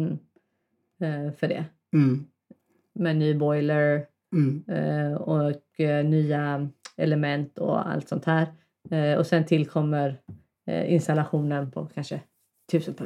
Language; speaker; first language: Swedish; native; Swedish